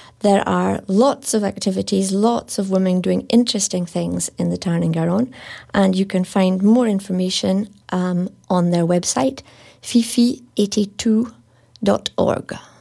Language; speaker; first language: English; native; English